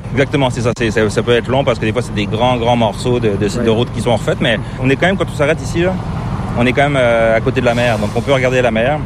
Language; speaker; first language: French; native; French